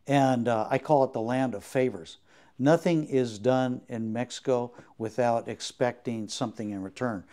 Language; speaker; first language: English; native; English